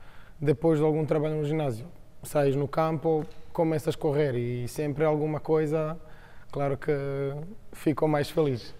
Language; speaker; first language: Portuguese; non-native, fluent; Croatian